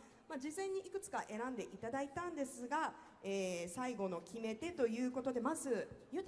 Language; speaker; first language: Japanese; native; Japanese